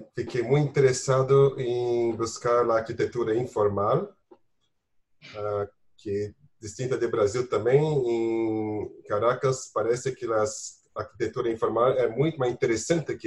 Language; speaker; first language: Spanish; non-native, learner; Portuguese